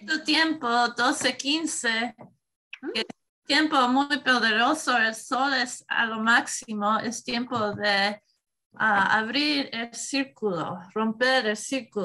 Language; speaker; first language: Spanish; non-native, learner; English